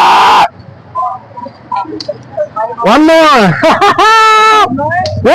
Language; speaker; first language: English; non-native, fluent; French